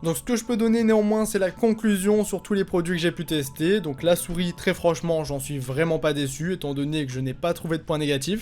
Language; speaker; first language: French; native; French